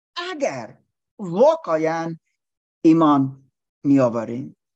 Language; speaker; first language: Persian; non-native, learner; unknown